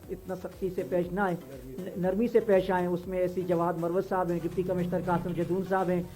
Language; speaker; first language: Urdu; native; Urdu